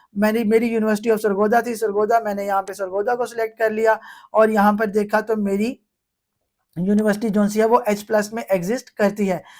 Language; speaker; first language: Urdu; non-native, local second language; Punjabi